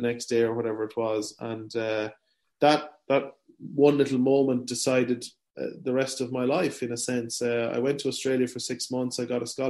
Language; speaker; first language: English; native; English